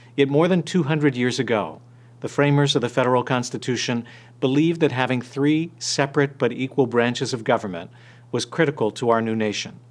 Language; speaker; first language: English; native; English